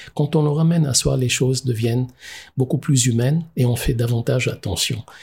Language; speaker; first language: French; non-native, local second language; Arabic